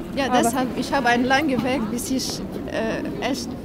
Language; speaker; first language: German; non-native, learner; Arabic